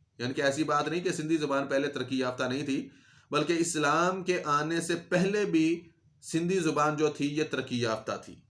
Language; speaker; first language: Urdu; non-native, local second language; Punjabi